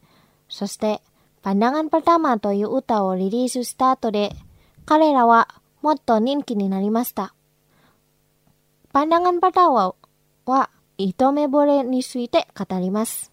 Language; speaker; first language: Japanese; non-native, fluent; Indonesian